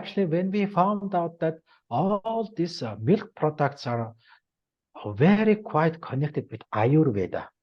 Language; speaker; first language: English; non-native, learner; Mongolian